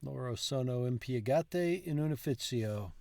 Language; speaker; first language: Italian; non-native, learner; English